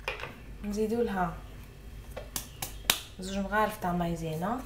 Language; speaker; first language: Arabic; native; Arabic